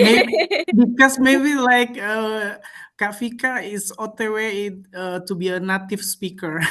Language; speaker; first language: English; non-native, learner; Indonesian